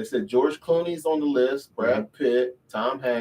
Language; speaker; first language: English; native; English